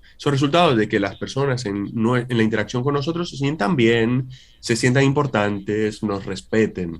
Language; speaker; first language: Spanish; native; Spanish